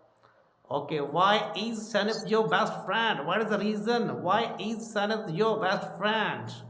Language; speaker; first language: English; non-native, local second language; Hindi